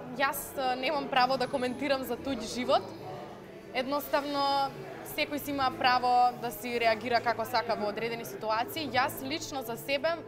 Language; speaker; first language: Macedonian; native; Macedonian